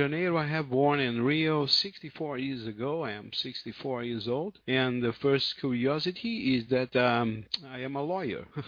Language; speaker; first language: English; non-native, learner; Portuguese